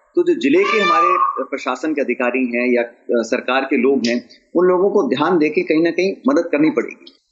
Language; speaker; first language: Hindi; native; Hindi